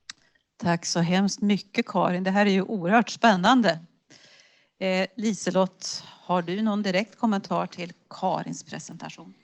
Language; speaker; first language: Swedish; native; Swedish